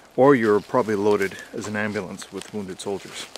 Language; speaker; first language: English; native; English